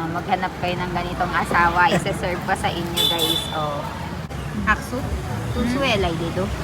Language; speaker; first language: Filipino; non-native, local second language; Cebuano